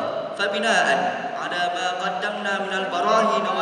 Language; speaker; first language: Arabic; non-native, learner; Malay